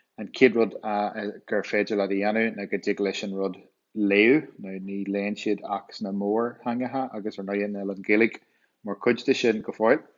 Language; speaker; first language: Irish; native; Irish